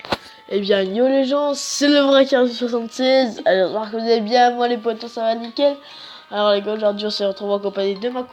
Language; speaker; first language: French; native; French